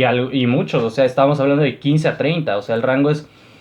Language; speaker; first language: Spanish; native; Spanish